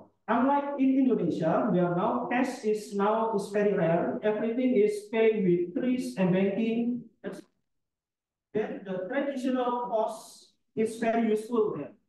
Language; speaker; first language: English; non-native, fluent; Indonesian